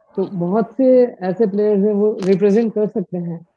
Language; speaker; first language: Hindi; native; Hindi